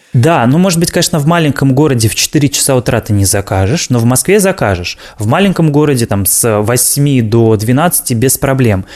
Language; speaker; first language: Russian; native; Russian